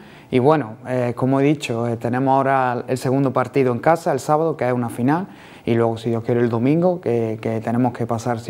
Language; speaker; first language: Spanish; native; Spanish